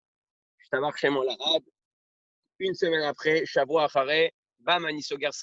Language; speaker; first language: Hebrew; non-native, fluent; French